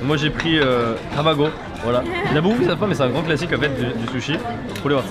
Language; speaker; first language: French; native; French